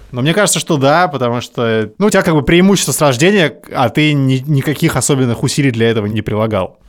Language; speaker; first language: Russian; native; Russian